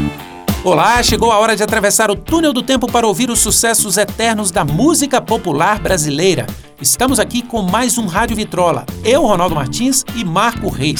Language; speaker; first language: Portuguese; native; Portuguese